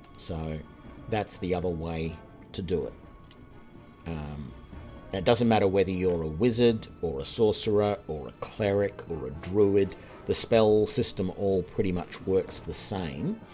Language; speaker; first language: English; native; English